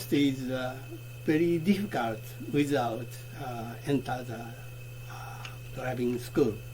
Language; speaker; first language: English; non-native, learner; Japanese